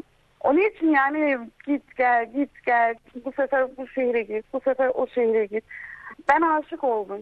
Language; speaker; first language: Turkish; early bilingual, heritage; Turkish